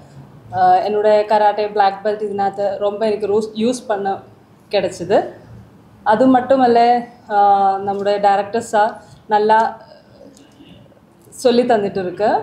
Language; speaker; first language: Tamil; non-native, learner; Malayalam